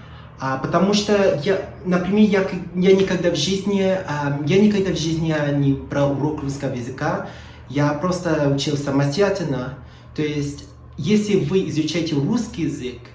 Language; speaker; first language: Russian; non-native, fluent; English